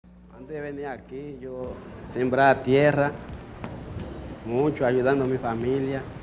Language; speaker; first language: Spanish; non-native, learner; Haitian Creole